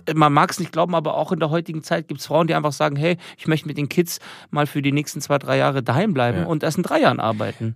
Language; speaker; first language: German; early bilingual, other home language; Albanian